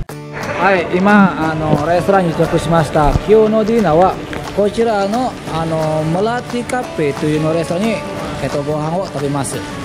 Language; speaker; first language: Japanese; non-native, fluent; Balinese